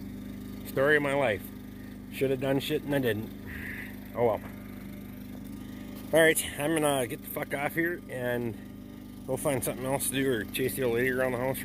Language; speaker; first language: English; native; English